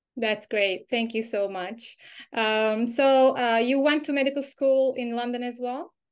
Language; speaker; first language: English; non-native, fluent; Turkish